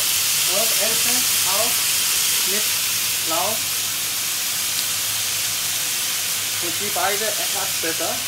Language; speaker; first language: German; non-native, learner; Korean